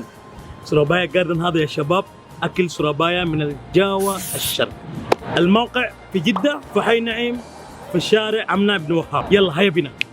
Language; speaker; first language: Arabic; native; Arabic